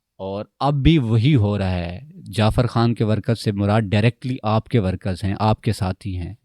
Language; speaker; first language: Urdu; non-native, local second language; Saraiki